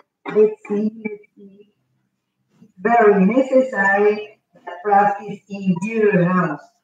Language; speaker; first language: English; non-native, fluent; Spanish